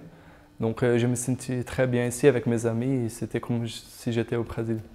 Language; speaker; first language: French; non-native, fluent; Portuguese